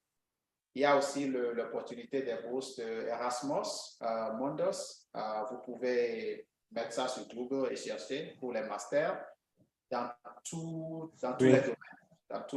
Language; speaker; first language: French; non-native, local second language; Ewe